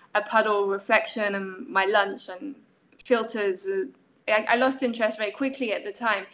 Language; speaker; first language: English; non-native, fluent; French